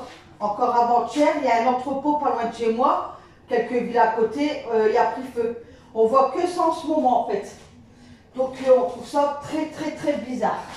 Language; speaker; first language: French; native; French